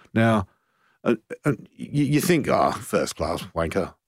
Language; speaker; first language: English; native; English